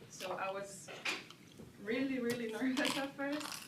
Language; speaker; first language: English; non-native, local second language; Kinyarwanda